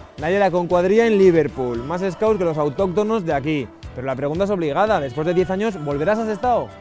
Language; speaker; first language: Spanish; native; Spanish